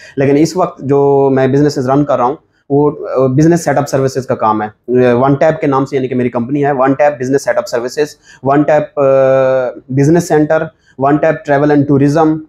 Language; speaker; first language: Urdu; non-native, local second language; Saraiki